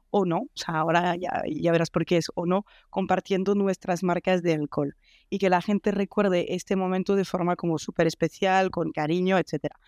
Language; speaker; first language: Spanish; non-native, fluent; French